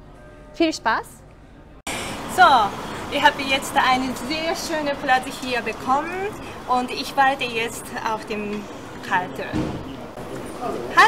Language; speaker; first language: German; non-native, fluent; Japanese